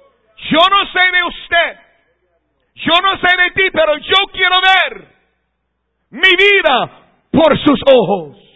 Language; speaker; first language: Spanish; non-native, fluent; English